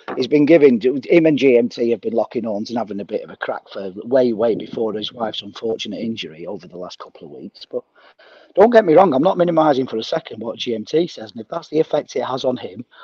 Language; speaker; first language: English; native; English